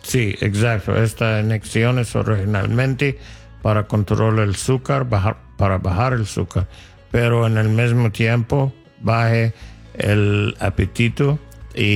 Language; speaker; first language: Spanish; non-native, fluent; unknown